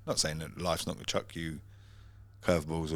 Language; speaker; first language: English; native; English